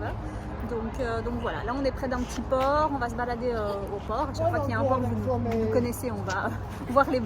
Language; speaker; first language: French; native; French